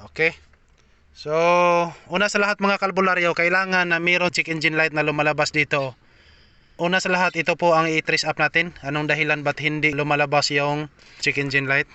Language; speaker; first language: Filipino; non-native, local second language; Cebuano